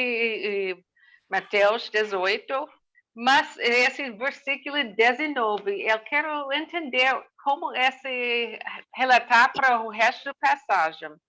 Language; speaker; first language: Portuguese; non-native, learner; English